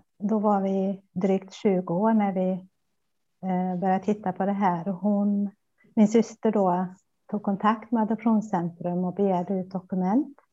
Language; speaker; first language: Swedish; early bilingual, other home language; Spanish